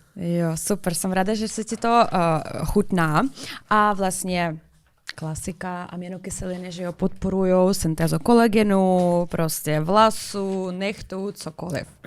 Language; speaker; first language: Czech; non-native, fluent; Russian